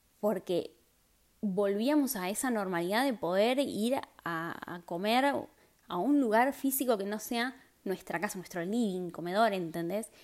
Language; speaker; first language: Spanish; native; Spanish